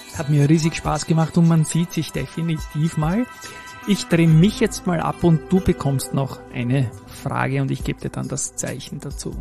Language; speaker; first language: German; native; German